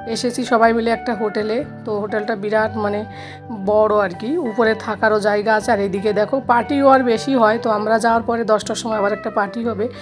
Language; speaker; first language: Bangla; native; Bangla